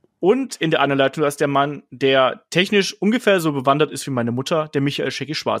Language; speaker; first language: German; native; German